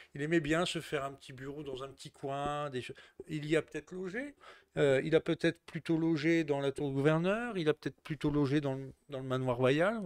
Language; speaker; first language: French; native; French